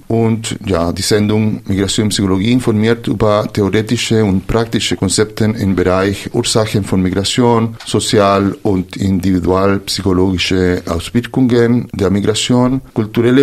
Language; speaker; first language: German; non-native, fluent; Spanish